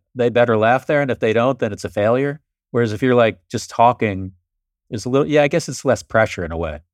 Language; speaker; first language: English; native; English